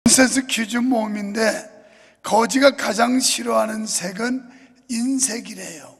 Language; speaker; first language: Korean; native; Korean